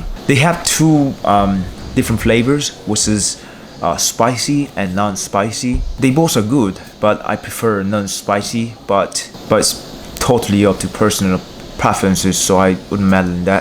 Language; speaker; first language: English; non-native, learner; Korean